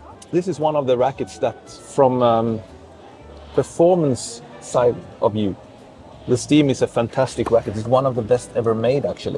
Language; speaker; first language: English; non-native, fluent; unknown